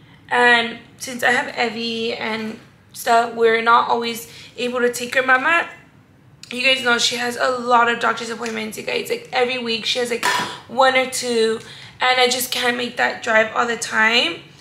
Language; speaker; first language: English; early bilingual, other home language; Spanish